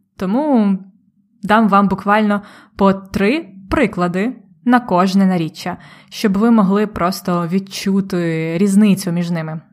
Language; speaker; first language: Ukrainian; native; Ukrainian